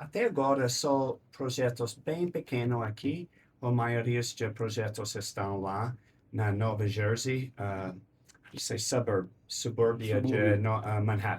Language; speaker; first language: Portuguese; non-native, learner; English